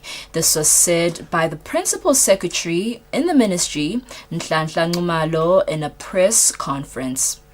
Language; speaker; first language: English; non-native, local second language; Swati